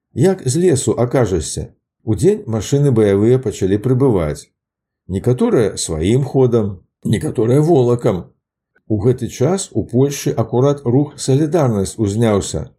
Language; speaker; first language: Belarusian; native; Belarusian